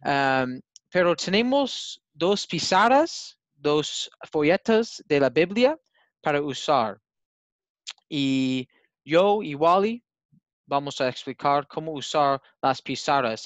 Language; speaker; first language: Spanish; non-native, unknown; English